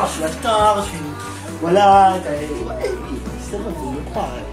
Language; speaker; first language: French; native; French